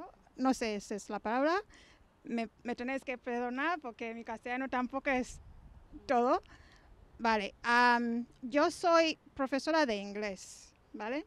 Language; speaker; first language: Spanish; non-native, fluent; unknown